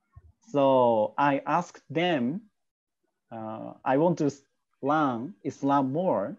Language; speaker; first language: English; non-native, learner; Japanese